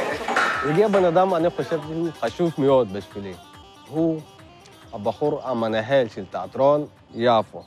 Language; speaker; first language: Hebrew; non-native, learner; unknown